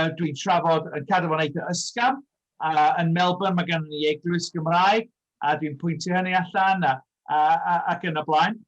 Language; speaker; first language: Welsh; early bilingual, heritage; Welsh